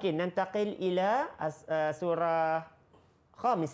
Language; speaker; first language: Arabic; non-native, fluent; Malay